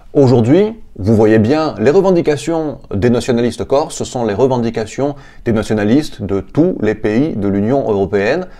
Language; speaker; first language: French; native; French